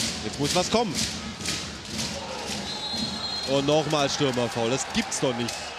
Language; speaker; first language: German; native; German